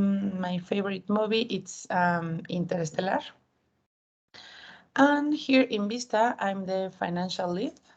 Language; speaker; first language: English; non-native, learner; Spanish